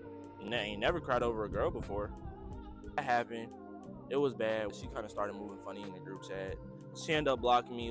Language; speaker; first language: English; native; English